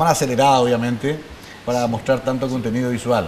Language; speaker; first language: Spanish; native; Spanish